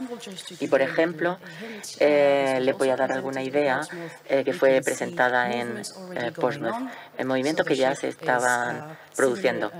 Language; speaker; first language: Spanish; non-native, fluent; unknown